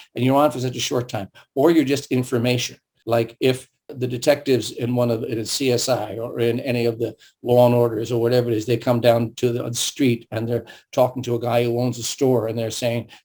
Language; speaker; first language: English; early bilingual, other home language; German